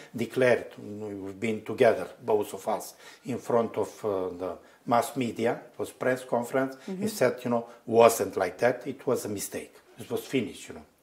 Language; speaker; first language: English; non-native, fluent; Romanian